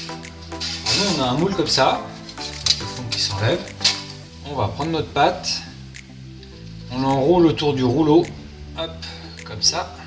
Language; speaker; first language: French; native; French